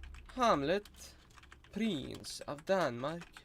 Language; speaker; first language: Swedish; non-native, learner; Russian